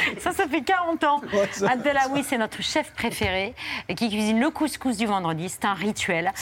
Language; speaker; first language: French; native; French